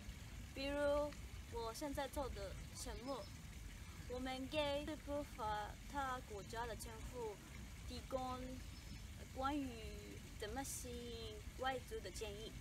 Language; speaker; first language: Chinese; non-native, fluent; Japanese